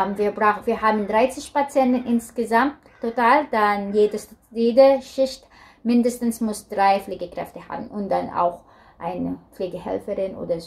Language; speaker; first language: German; non-native, learner; Filipino